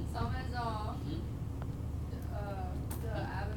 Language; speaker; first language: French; non-native, learner; English